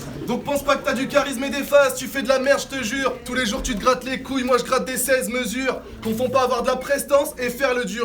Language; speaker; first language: French; native; French